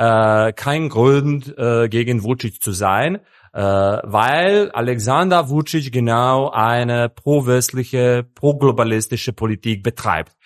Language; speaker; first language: German; non-native, fluent; Serbian